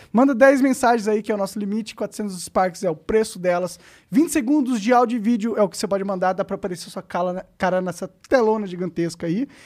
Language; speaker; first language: Portuguese; native; Portuguese